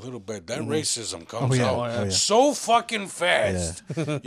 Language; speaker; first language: English; native; English